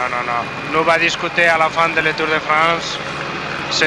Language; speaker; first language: French; non-native, learner; Spanish